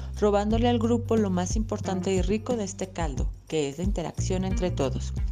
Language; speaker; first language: Spanish; native; Spanish